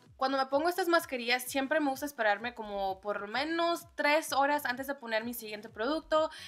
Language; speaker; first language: Spanish; early bilingual, heritage; Spanish